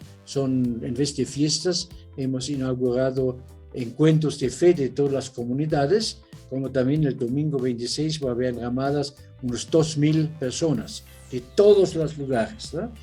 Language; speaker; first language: Spanish; non-native, fluent; German